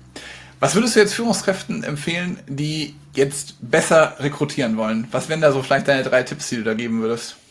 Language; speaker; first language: German; native; German